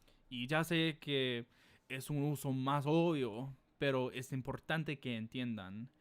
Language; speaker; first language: Spanish; non-native, fluent; English